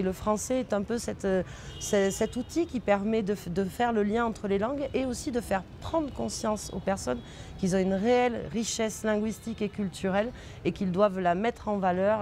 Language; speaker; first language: French; native; French